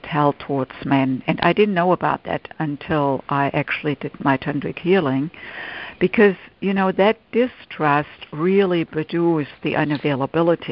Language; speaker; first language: English; non-native, fluent; German